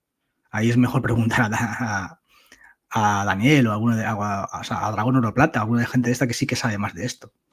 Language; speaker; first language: Spanish; native; Spanish